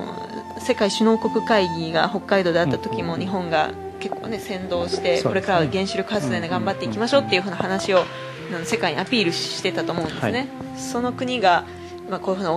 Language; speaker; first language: Japanese; native; Japanese